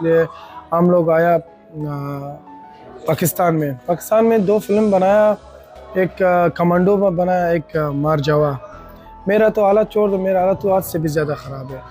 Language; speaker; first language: Hindi; non-native, local second language; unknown